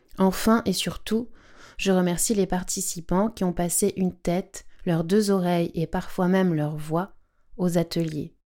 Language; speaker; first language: French; native; French